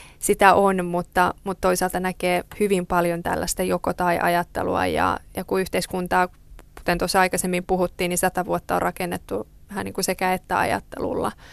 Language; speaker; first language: Finnish; early bilingual, other home language; Persian